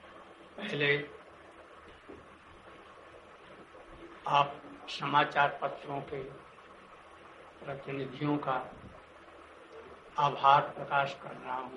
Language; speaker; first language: Hindi; native; Hindi